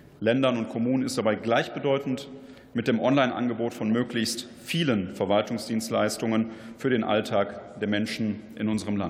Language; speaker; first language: German; native; German